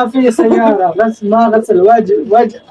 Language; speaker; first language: Arabic; non-native, learner; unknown